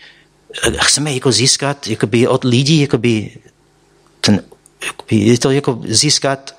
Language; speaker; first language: Czech; non-native, fluent; English